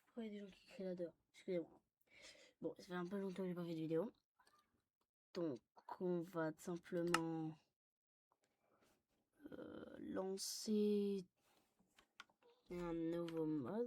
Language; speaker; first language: French; native; French